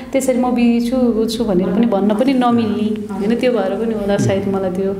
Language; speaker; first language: Nepali; native; Nepali